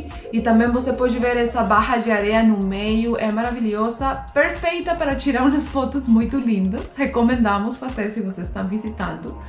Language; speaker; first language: Portuguese; non-native, fluent; Spanish